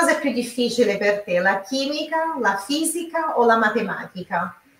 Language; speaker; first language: Italian; non-native, fluent; Portuguese